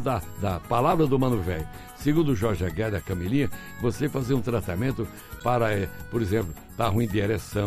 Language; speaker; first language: Portuguese; native; Portuguese